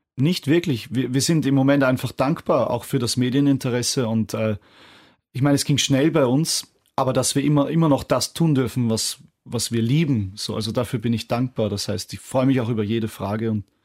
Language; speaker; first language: German; native; German